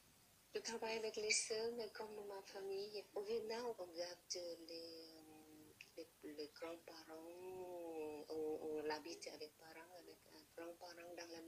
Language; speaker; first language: French; non-native, learner; Vietnamese